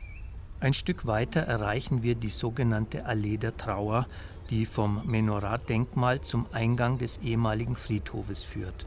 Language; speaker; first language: German; native; German